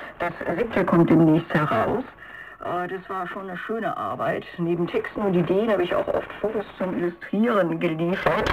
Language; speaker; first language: German; native; German